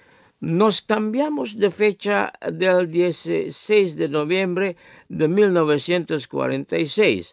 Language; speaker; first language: Spanish; non-native, fluent; Indonesian